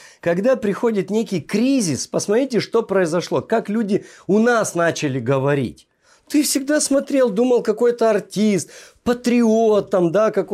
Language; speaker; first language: Russian; native; Russian